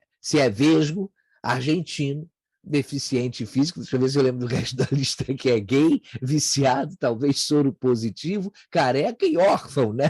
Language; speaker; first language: Portuguese; native; Portuguese